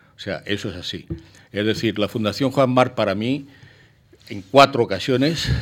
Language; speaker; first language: Spanish; native; Spanish